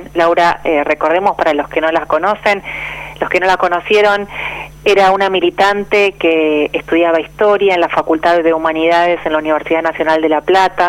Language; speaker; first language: Spanish; native; Spanish